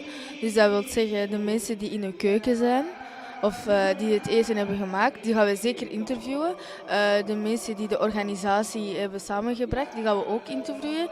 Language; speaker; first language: Dutch; early bilingual, other home language; Wolof